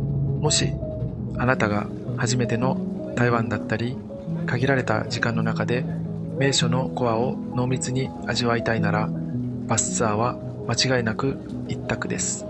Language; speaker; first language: Japanese; native; Japanese